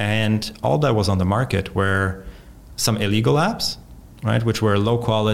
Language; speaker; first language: English; non-native, fluent; Polish